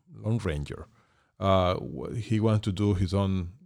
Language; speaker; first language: English; non-native, fluent; Spanish